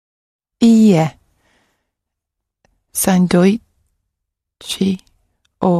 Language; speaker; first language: Japanese; non-native, learner; English